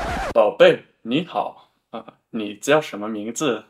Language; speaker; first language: Chinese; non-native, learner; German